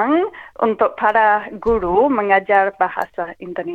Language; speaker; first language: Indonesian; non-native, fluent; English